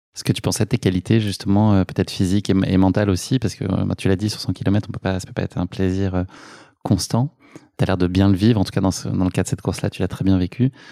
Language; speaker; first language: French; native; French